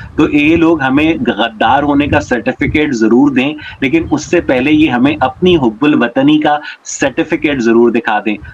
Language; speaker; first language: Urdu; native; Urdu